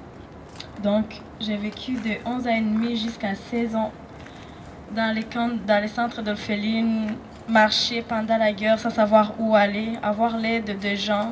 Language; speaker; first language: French; non-native, local second language; Rundi